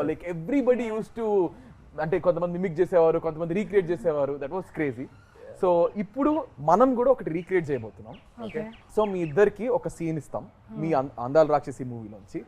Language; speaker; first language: Telugu; native; Telugu